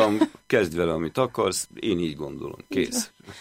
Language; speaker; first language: Hungarian; native; Hungarian